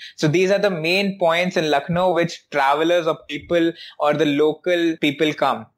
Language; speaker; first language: English; non-native, local second language; Hindi